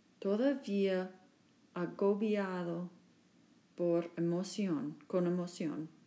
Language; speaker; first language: Spanish; non-native, learner; English